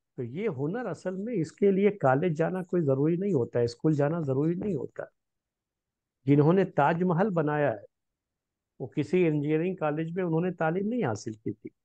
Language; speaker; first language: Hindi; native; Hindi